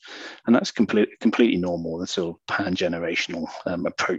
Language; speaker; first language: English; native; English